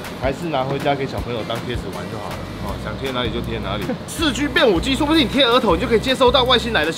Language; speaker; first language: Chinese; native; Chinese